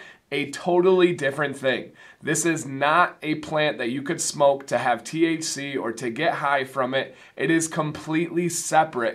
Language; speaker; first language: English; native; English